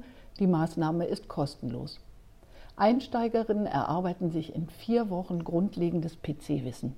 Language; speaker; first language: German; native; German